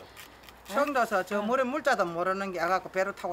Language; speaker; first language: Korean; native; Korean